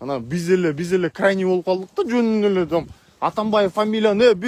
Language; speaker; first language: Russian; non-native, local second language; Kyrgyz